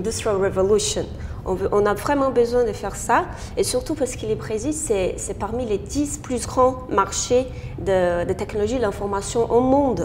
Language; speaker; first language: French; non-native, fluent; Portuguese